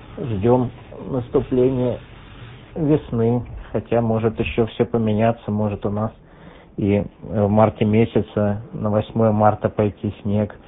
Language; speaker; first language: Russian; native; Russian